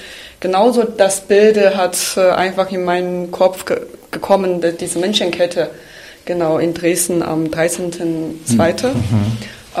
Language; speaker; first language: German; non-native, fluent; Chinese